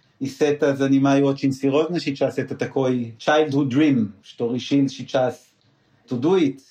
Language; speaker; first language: Russian; non-native, learner; Hebrew